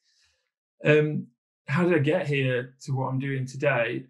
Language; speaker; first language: English; native; English